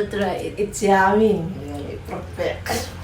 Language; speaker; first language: English; non-native, learner; Indonesian